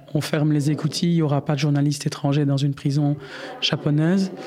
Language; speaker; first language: French; native; French